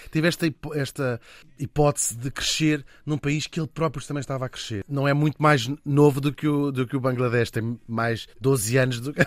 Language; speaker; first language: Portuguese; native; Portuguese